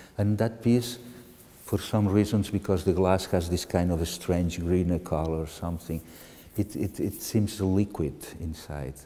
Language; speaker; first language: English; non-native, fluent; Catalan